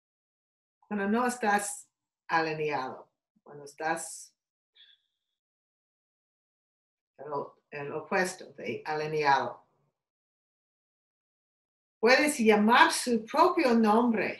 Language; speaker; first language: Spanish; non-native, learner; English